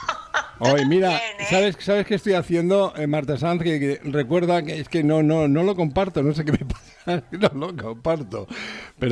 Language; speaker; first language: Spanish; native; Spanish